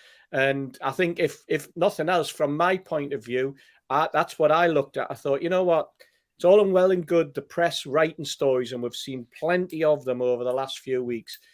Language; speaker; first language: English; native; English